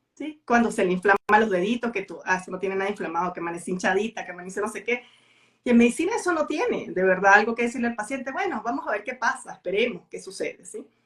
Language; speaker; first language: Spanish; native; Spanish